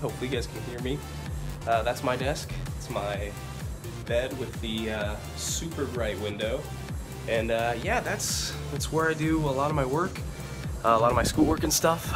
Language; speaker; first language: English; native; English